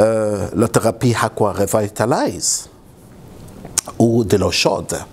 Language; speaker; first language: French; non-native, local second language; Arabic